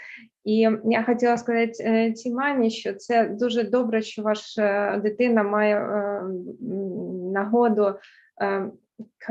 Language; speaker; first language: Ukrainian; early bilingual, heritage; English